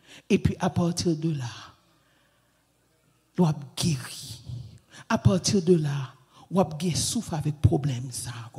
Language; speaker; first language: French; native; French